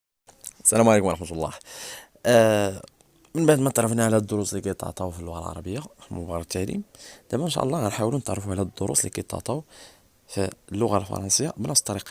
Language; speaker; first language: Arabic; native; Arabic